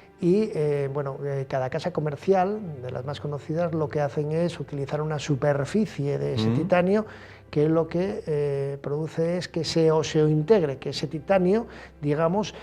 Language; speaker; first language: Spanish; native; Spanish